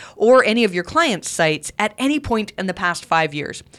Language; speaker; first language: English; native; English